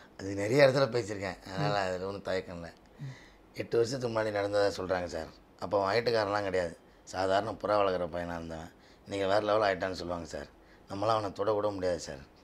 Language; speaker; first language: Tamil; native; Tamil